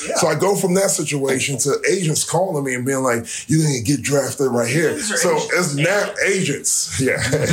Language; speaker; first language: English; native; English